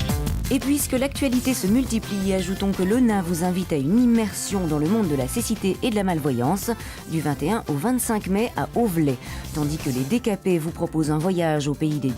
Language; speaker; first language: French; native; French